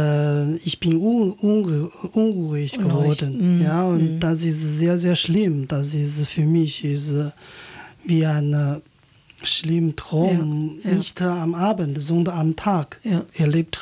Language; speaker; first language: German; non-native, learner; Chinese